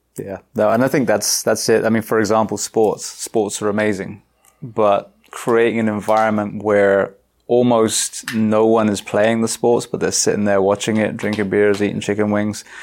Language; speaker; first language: English; native; English